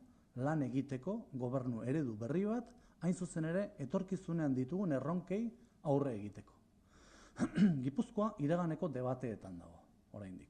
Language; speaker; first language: Basque; native; Basque